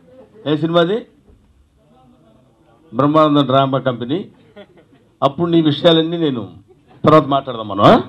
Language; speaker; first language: Telugu; native; Telugu